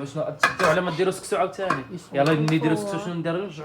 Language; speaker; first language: Arabic; native; Arabic